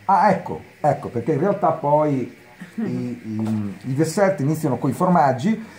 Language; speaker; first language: Italian; native; Italian